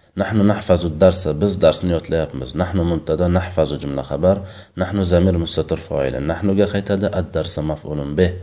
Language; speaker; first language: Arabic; non-native, fluent; Uzbek